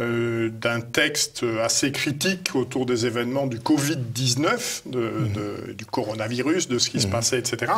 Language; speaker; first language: French; native; French